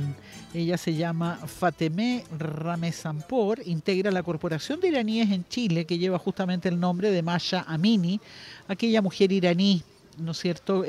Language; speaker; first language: Spanish; native; Spanish